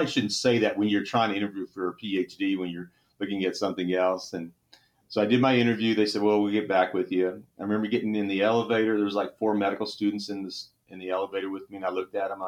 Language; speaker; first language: English; native; English